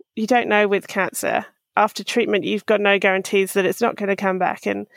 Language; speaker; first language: English; native; English